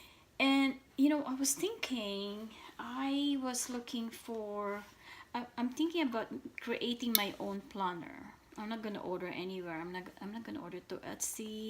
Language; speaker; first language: English; non-native, fluent; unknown